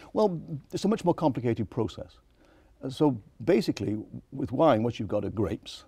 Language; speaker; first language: English; native; English